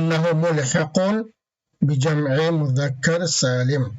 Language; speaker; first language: Arabic; non-native, fluent; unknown